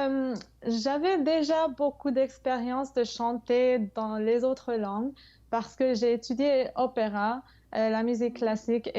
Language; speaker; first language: French; non-native, fluent; English